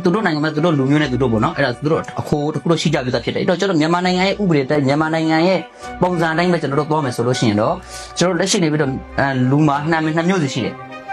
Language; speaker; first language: Burmese; non-native, local second language; Rohingya